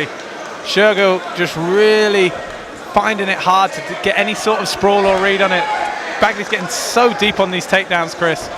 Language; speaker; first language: English; native; English